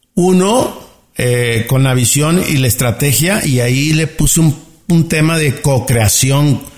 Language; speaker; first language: Spanish; native; Spanish